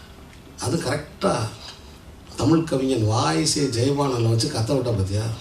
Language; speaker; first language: Tamil; native; Tamil